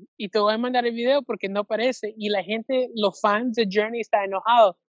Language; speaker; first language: Spanish; early bilingual, heritage; Spanish